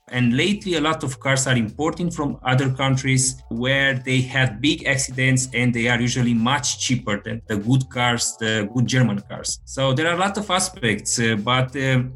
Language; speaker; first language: English; non-native, fluent; Romanian